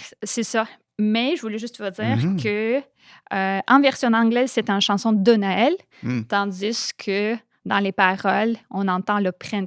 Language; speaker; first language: French; non-native, fluent; Ukrainian